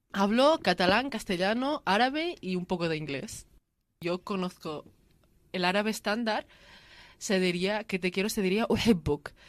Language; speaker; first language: Spanish; early bilingual, other home language; Arabic